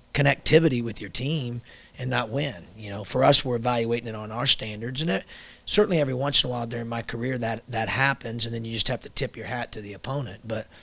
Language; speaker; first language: English; native; English